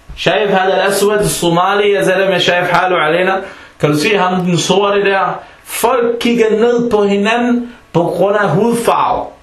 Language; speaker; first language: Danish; early bilingual, other home language; Arabic